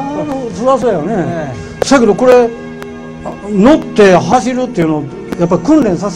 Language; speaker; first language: Japanese; native; Japanese